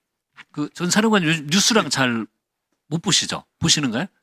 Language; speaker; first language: Korean; native; Korean